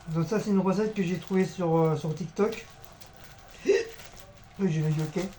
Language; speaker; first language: French; native; French